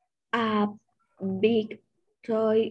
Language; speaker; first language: English; non-native, learner; Spanish